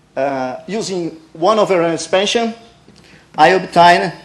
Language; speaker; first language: English; non-native, learner; Portuguese